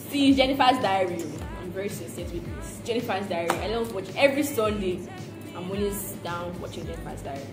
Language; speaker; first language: English; non-native, local second language; Yoruba